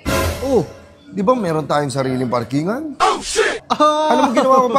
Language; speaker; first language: Filipino; native; Filipino